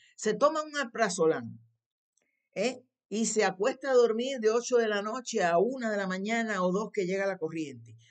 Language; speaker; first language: Spanish; native; Spanish